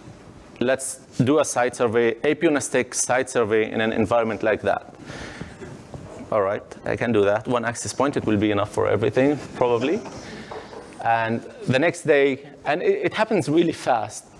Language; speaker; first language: English; non-native, fluent; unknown